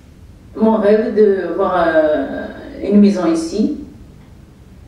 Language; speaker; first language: French; non-native, learner; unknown